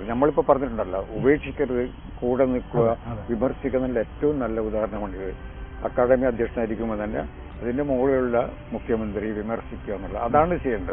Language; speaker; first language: Malayalam; native; Malayalam